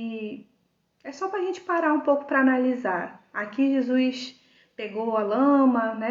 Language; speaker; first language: Portuguese; native; Portuguese